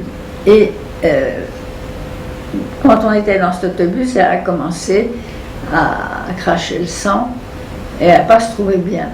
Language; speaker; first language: French; native; French